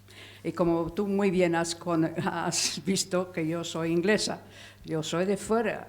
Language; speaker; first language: Spanish; non-native, fluent; English